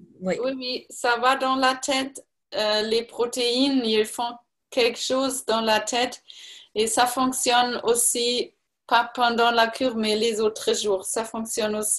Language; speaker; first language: French; non-native, learner; German